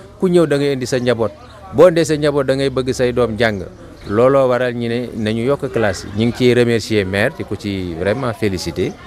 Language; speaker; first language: Wolof; native; Wolof